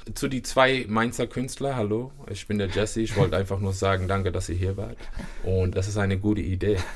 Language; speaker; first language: German; native; German